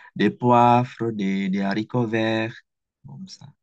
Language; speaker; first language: French; non-native, fluent; Indonesian